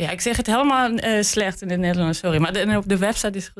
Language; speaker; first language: Dutch; non-native, learner; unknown